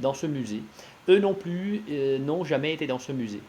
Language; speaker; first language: French; non-native, fluent; Russian